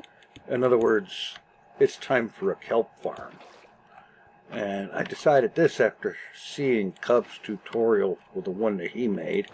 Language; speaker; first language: English; native; English